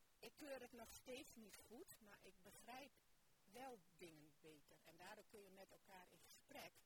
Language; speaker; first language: Dutch; native; Dutch